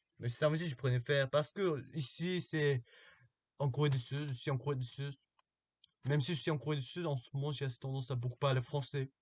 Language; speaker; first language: French; non-native, learner; Korean